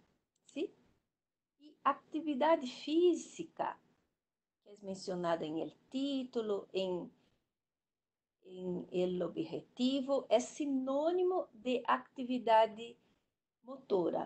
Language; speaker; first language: Spanish; non-native, learner; Portuguese